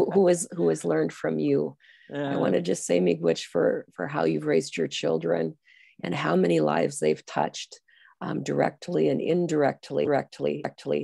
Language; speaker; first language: English; native; English